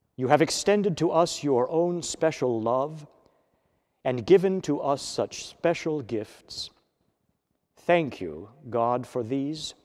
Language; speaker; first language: English; native; English